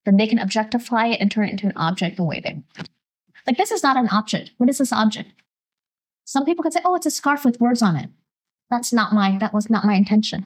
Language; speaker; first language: English; early bilingual, other home language; Vietnamese